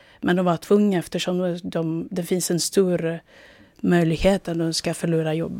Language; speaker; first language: Swedish; non-native, fluent; Spanish